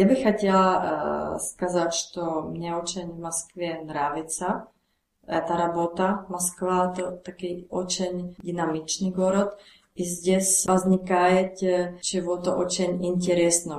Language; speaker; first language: Russian; non-native, learner; Czech